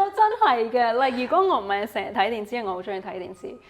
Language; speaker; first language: Cantonese; early bilingual, heritage; Cantonese